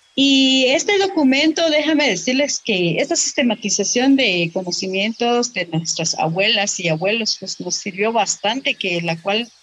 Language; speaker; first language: Spanish; non-native, local second language; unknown